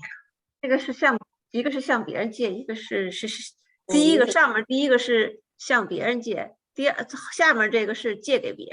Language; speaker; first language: Chinese; native; Chinese